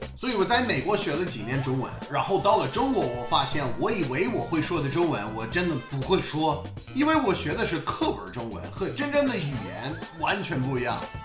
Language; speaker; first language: Chinese; non-native, fluent; English